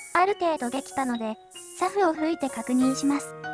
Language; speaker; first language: Japanese; native; Japanese